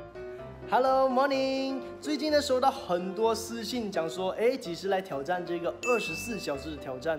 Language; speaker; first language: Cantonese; non-native, learner; Chinese